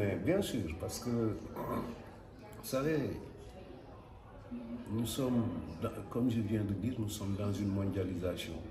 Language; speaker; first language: French; non-native, local second language; Wolof